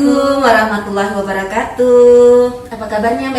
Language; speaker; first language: Indonesian; native; Indonesian